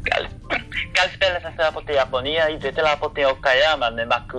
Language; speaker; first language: Greek; non-native, fluent; Japanese